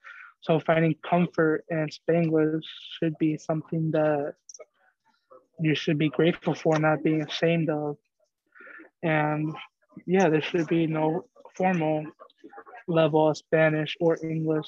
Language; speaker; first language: English; native; English